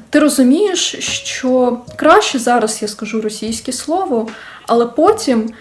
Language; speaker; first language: Ukrainian; non-native, local second language; Russian